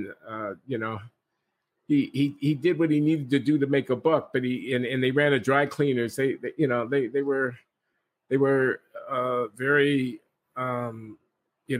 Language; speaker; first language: English; native; English